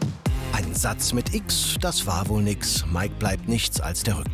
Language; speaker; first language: German; native; German